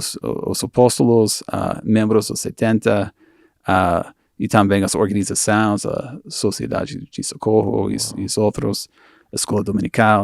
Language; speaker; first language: Portuguese; non-native, fluent; English